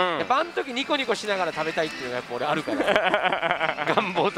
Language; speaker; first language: Japanese; native; Japanese